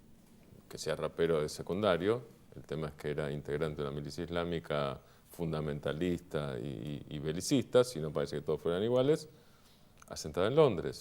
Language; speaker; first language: Spanish; native; Spanish